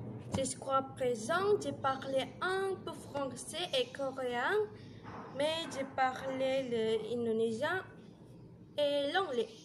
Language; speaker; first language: French; non-native, learner; Indonesian